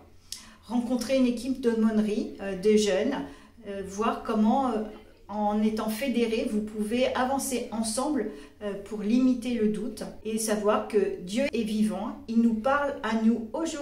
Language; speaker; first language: French; native; French